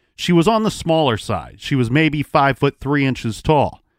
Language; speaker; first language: English; native; English